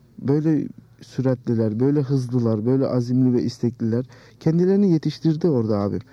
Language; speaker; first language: Turkish; native; Turkish